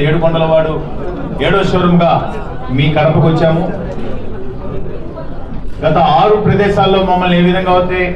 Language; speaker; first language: Telugu; native; Telugu